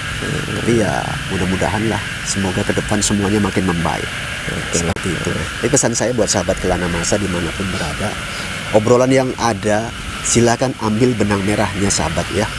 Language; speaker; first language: Indonesian; native; Indonesian